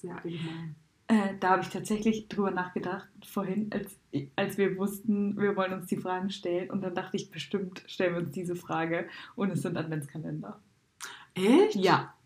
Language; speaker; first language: German; native; German